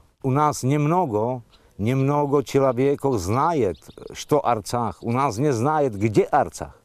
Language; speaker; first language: Russian; non-native, learner; Slovak